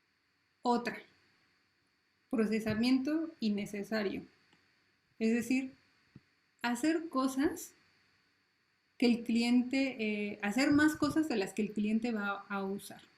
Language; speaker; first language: Spanish; native; Spanish